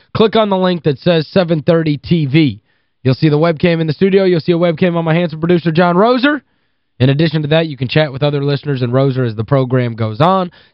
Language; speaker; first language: English; native; English